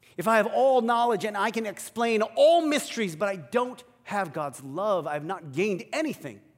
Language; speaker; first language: English; early bilingual, other home language; Korean